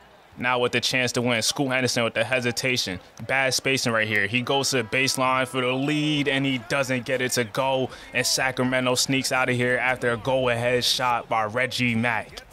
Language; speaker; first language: English; native; English